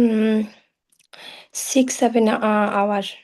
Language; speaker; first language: English; non-native, learner; Bangla